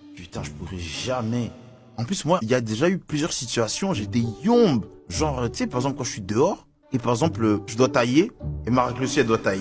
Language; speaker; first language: French; native; French